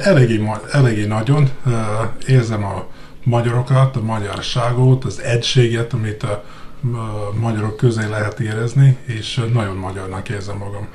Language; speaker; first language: Hungarian; non-native, fluent; English